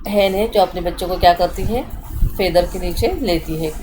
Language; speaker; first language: Hindi; non-native, local second language; Marathi